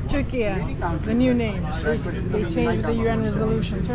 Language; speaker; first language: English; non-native, fluent; Turkish